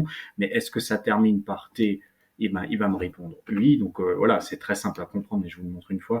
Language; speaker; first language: French; native; French